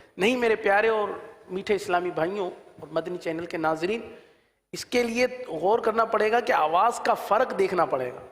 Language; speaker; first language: Urdu; native; Urdu